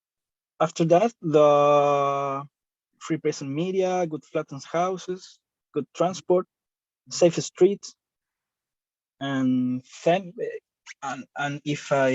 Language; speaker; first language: English; non-native, learner; Spanish